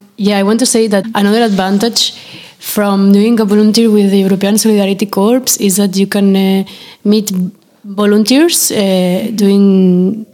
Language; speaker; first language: English; non-native, fluent; Spanish